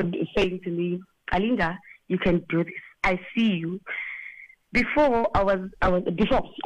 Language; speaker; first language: English; non-native, local second language; Tsonga